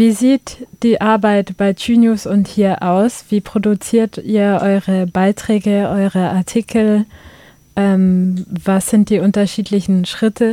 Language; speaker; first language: German; native; German